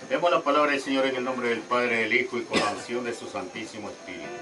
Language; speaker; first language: Spanish; native; Spanish